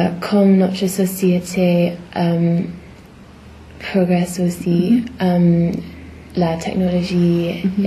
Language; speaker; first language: French; non-native, learner; English